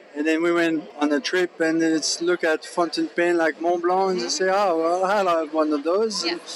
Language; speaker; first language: English; non-native, fluent; French